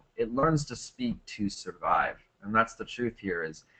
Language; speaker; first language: English; native; English